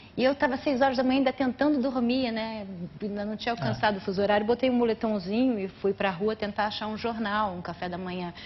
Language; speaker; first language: Portuguese; native; Portuguese